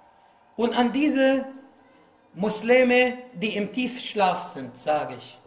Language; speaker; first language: German; non-native, fluent; Arabic